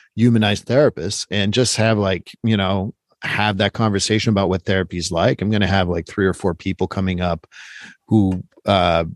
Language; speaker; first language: English; non-native, fluent; French